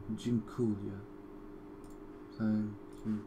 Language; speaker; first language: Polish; non-native, learner; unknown